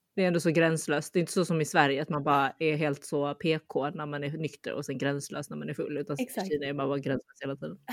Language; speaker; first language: Swedish; early bilingual, other home language; Chinese